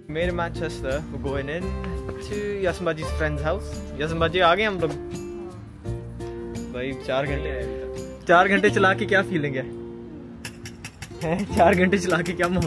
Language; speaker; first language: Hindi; early bilingual, heritage; Hindi